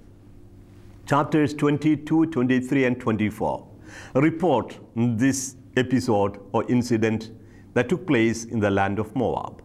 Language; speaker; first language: English; non-native, local second language; Malayalam